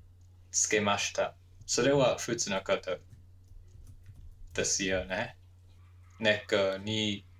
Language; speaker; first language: Japanese; non-native, learner; English